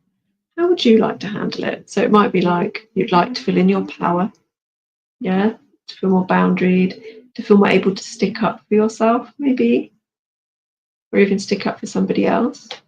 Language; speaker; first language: English; native; English